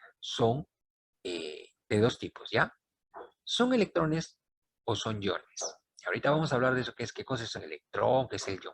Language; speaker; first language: Spanish; native; Spanish